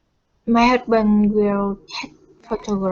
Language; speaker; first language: English; non-native, learner; Vietnamese